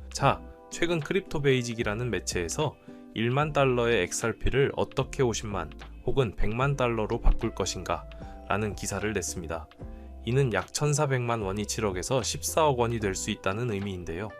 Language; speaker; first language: Korean; native; Korean